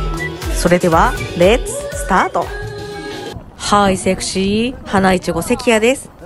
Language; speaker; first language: Japanese; native; Japanese